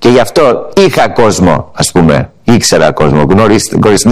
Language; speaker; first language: Greek; early bilingual, heritage; English